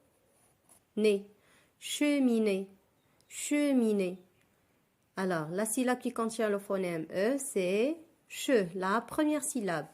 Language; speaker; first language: French; non-native, local second language; Arabic